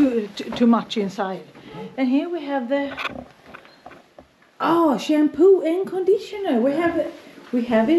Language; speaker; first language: English; non-native, fluent; Swedish